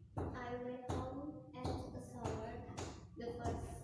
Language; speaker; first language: English; non-native, learner; Indonesian